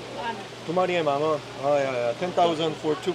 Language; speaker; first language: English; non-native, learner; Korean